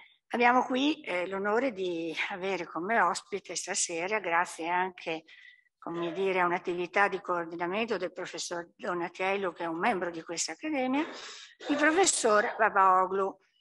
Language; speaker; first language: Italian; native; Italian